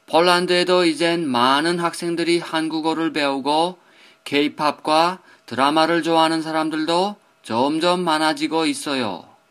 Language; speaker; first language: Korean; non-native, fluent; Polish